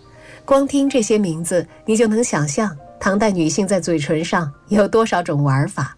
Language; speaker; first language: Chinese; native; Chinese